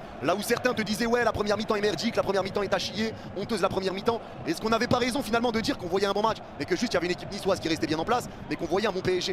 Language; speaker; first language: French; native; French